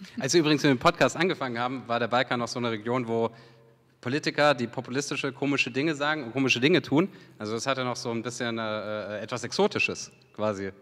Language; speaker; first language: German; early bilingual, other home language; Serbian